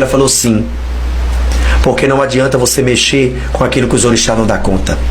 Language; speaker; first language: Portuguese; native; Portuguese